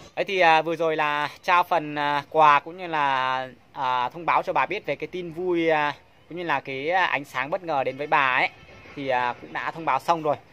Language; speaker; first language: Vietnamese; non-native, local second language; Hmong